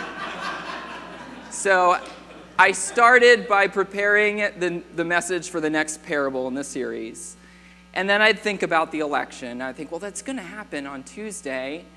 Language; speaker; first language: English; native; English